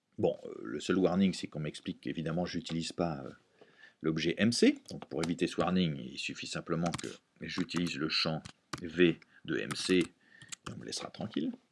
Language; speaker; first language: French; native; French